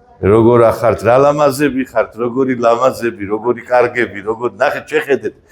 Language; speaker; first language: Georgian; native; Georgian